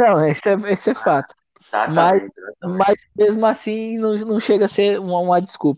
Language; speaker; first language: Portuguese; native; Portuguese